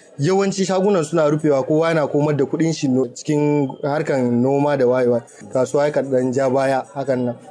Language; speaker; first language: Hausa; native; Hausa